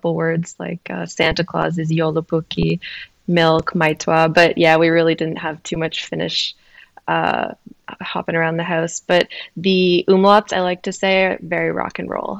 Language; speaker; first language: English; native; English